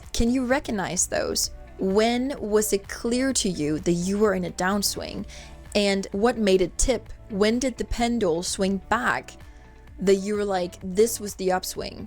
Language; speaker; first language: English; non-native, fluent; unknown